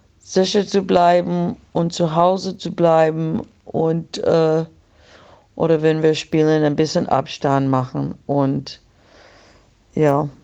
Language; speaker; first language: German; non-native, fluent; English